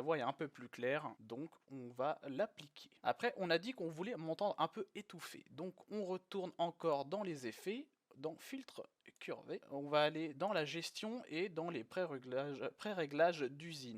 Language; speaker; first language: French; native; French